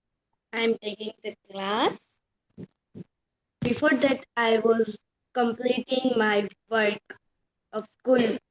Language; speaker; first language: English; non-native, learner; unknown